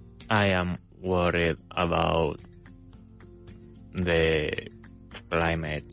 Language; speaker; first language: English; non-native, fluent; Spanish